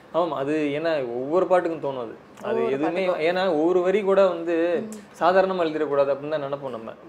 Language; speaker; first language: Tamil; native; Tamil